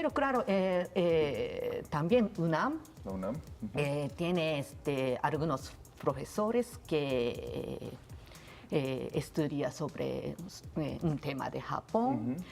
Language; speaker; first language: Spanish; non-native, learner; Japanese